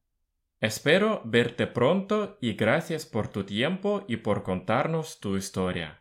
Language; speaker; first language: Spanish; non-native, fluent; Russian